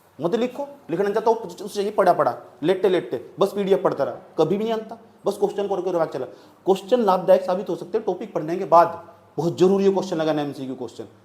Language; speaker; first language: Hindi; native; Hindi